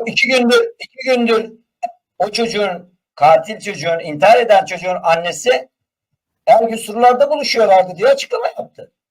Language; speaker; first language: Turkish; native; Turkish